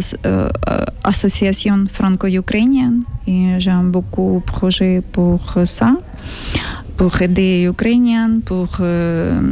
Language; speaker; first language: French; non-native, learner; Ukrainian